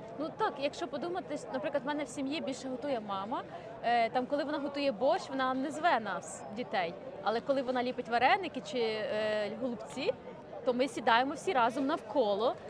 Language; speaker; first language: Ukrainian; native; Ukrainian